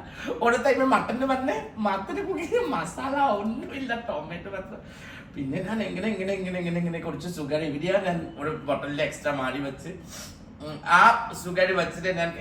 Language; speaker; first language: Malayalam; non-native, local second language; Assamese